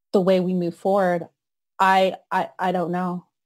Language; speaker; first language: English; native; English